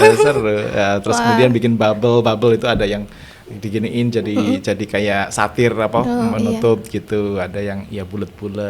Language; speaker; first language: Indonesian; native; Indonesian